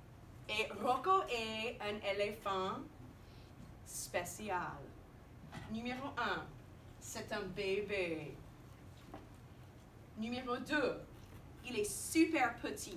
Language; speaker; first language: French; non-native, fluent; English